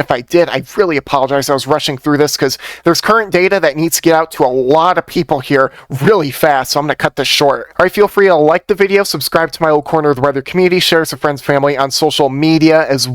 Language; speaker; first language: English; native; English